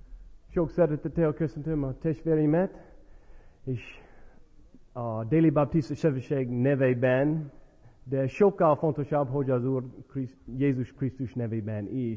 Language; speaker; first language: Hungarian; non-native, fluent; English